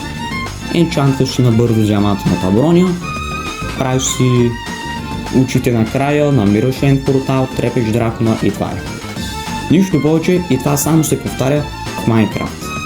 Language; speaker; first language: Bulgarian; native; Bulgarian